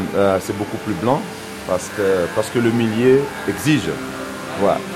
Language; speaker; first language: French; non-native, local second language; Lingala